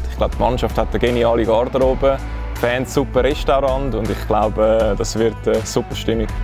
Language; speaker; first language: German; native; German